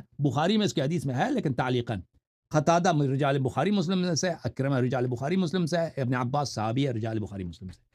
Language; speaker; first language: Urdu; non-native, fluent; Persian